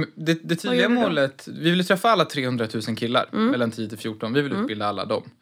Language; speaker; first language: Swedish; native; Swedish